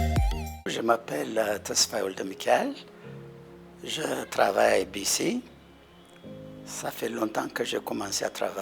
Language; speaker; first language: French; non-native, fluent; Amharic